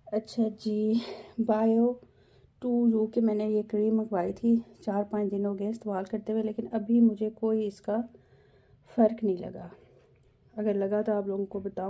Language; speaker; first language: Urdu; non-native, local second language; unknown